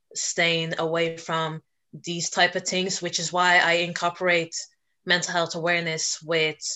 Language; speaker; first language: English; native; English